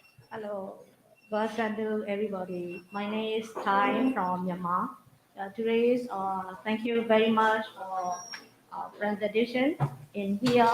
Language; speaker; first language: English; non-native, learner; Burmese